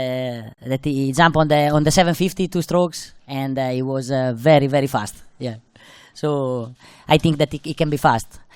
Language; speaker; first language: English; non-native, fluent; Italian